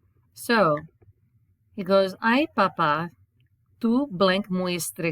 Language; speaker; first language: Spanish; non-native, fluent; English